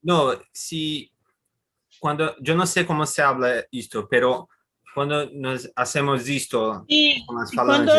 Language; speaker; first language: Spanish; non-native, learner; Portuguese